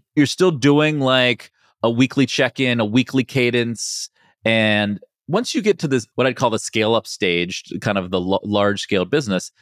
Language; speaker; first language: English; native; English